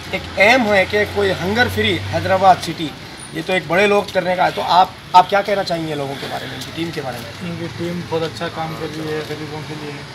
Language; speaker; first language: Hindi; non-native, local second language; Urdu